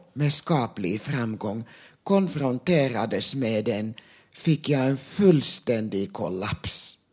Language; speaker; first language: Swedish; non-native, local second language; Finnish